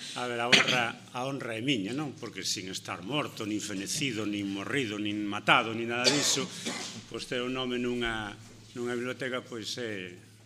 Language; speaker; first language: Galician; non-native, local second language; Spanish